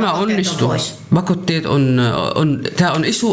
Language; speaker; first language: Finnish; non-native, learner; Arabic